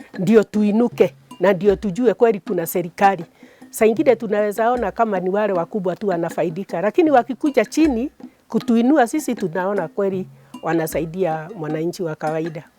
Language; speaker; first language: Swahili; non-native, local second language; Kikuyu